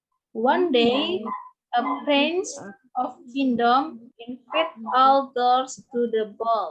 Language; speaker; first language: English; non-native, learner; Indonesian